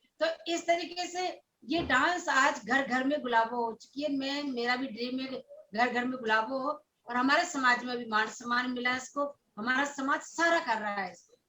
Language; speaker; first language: Hindi; non-native, local second language; Rajasthani